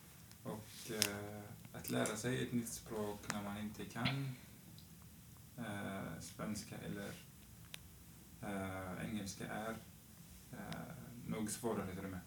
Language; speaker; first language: Swedish; non-native, fluent; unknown